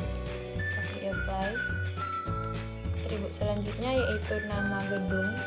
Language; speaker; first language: Indonesian; native; Indonesian